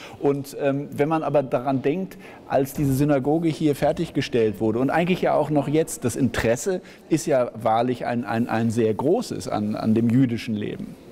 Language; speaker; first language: German; native; German